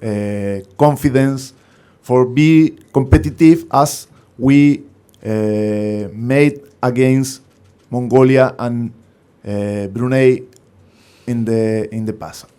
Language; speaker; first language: English; non-native, learner; Spanish